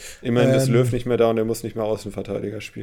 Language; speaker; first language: German; native; German